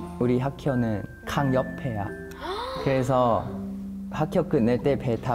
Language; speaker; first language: Korean; non-native, fluent; Thai